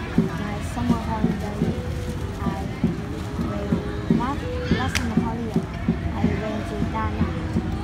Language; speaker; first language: English; non-native, learner; Vietnamese